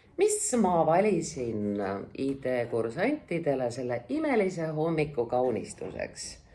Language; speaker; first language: Estonian; native; Estonian